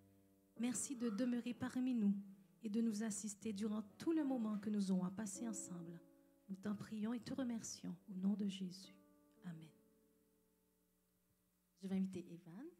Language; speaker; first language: French; native; French